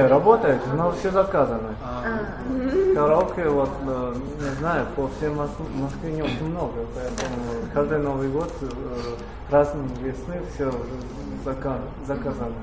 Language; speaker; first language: Russian; non-native, learner; Chinese